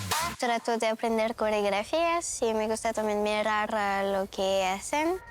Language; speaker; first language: Spanish; non-native, learner; French